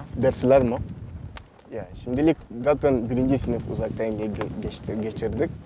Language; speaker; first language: Turkish; non-native, learner; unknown